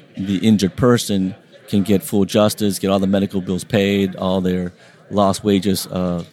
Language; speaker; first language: English; early bilingual, other home language; Vietnamese